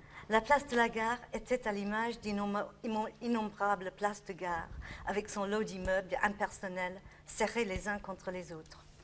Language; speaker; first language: French; non-native, fluent; English